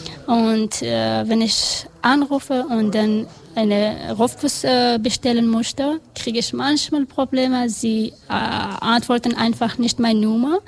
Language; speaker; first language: German; non-native, learner; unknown